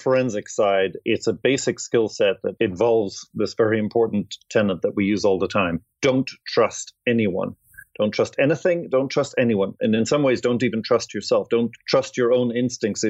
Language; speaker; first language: English; native; English